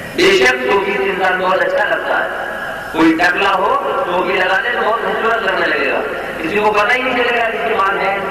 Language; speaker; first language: Urdu; native; Urdu